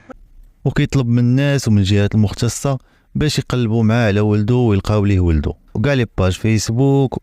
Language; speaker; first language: Arabic; native; Arabic